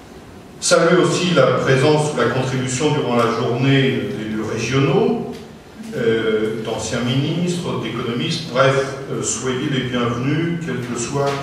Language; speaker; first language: French; native; French